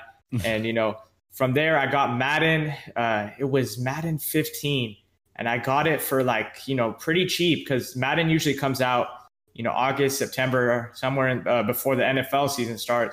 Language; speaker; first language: English; native; English